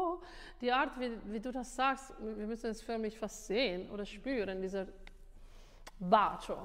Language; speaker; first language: German; non-native, fluent; Italian